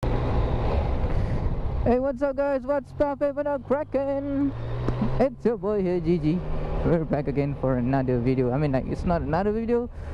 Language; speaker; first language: English; non-native, local second language; Malay